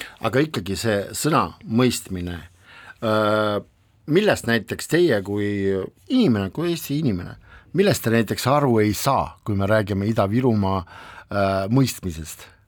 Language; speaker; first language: Estonian; non-native, local second language; Russian